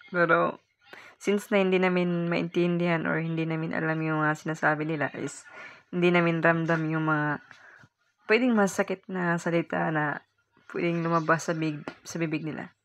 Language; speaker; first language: Filipino; non-native, local second language; Cebuano